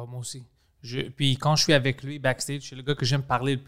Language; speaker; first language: French; non-native, local second language; English